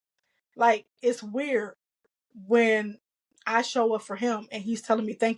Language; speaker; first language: English; native; English